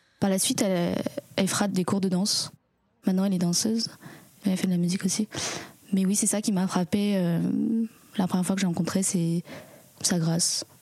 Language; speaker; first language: French; early bilingual, other home language; Chinese